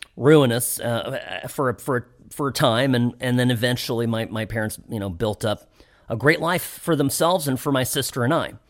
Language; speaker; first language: English; native; English